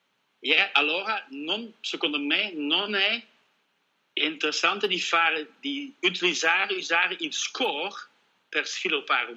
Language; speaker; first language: Italian; non-native, learner; Dutch